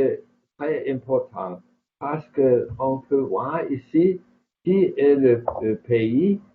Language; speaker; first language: French; non-native, fluent; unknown